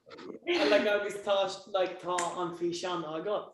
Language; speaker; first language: Irish; non-native, local second language; English